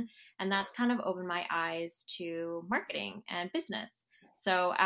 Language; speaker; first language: English; native; English